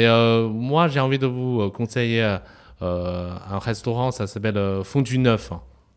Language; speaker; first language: French; non-native, fluent; Chinese